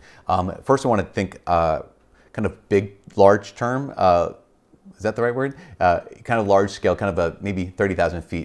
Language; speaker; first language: English; native; English